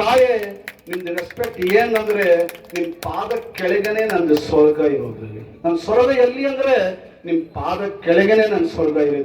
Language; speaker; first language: Kannada; non-native, fluent; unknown